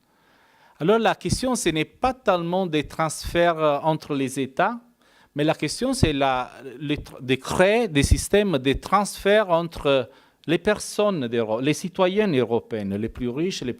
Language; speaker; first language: French; non-native, fluent; Italian